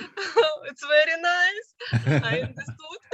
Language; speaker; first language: English; non-native, learner; Russian